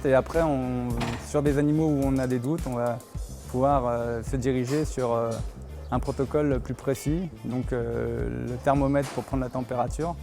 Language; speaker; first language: French; native; French